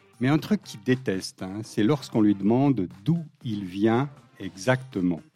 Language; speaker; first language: French; native; French